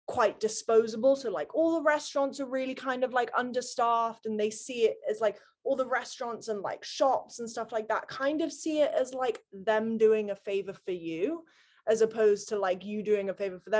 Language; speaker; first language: English; native; English